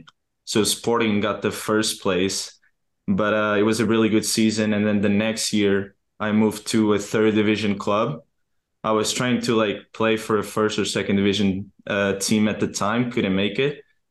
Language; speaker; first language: English; non-native, fluent; Portuguese